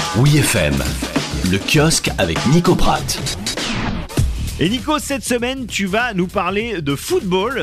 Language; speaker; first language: French; native; French